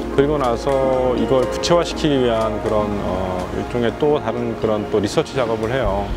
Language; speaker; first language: Korean; native; Korean